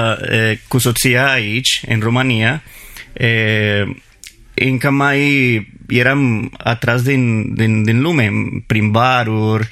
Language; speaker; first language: Romanian; non-native, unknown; Spanish